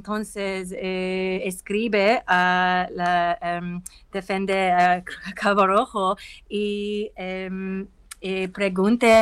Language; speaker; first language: Spanish; non-native, learner; English